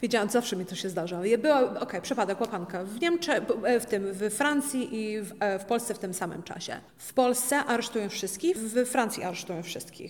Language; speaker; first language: Polish; early bilingual, heritage; Polish